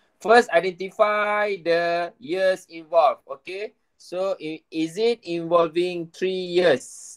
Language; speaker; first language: English; non-native, local second language; Malay